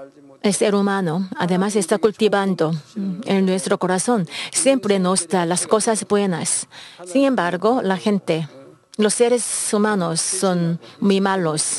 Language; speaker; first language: Spanish; non-native, learner; Korean